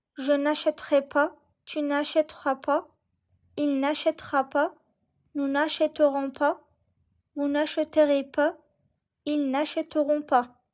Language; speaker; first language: French; non-native, learner; Turkish